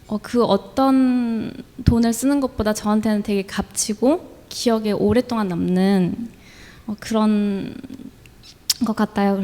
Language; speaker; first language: Korean; native; Korean